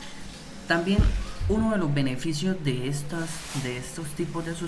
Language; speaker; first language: Spanish; native; Spanish